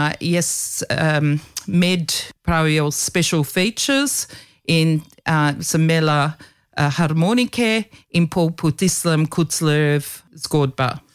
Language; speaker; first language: Slovenian; early bilingual, heritage; Slovenian